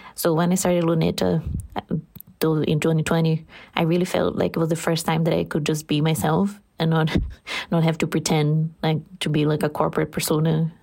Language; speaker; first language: English; non-native, fluent; Portuguese